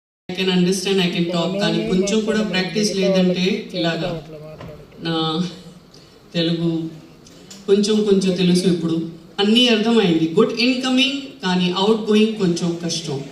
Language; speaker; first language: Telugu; non-native, learner; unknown